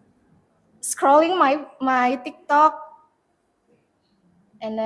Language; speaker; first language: English; non-native, learner; Indonesian